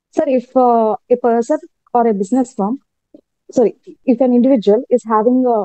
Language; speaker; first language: English; non-native, local second language; Telugu